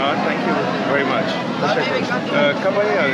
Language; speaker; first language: Hindi; non-native, fluent; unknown